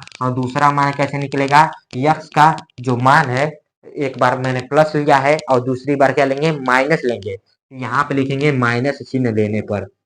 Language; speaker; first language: Hindi; native; Hindi